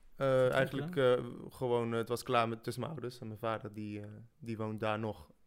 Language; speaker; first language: Dutch; early bilingual, other home language; French